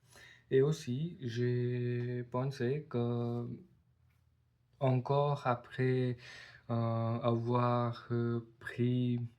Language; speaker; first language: French; non-native, learner; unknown